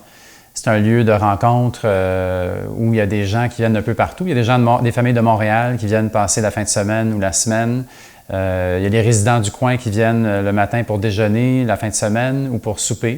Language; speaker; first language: French; native; French